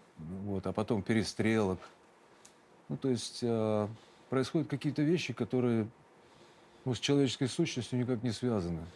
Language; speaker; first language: Russian; native; Russian